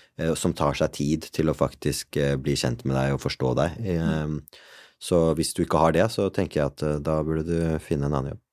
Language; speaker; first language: Norwegian; early bilingual, other home language; Punjabi